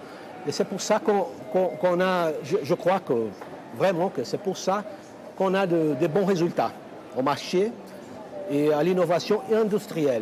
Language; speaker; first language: French; non-native, fluent; Portuguese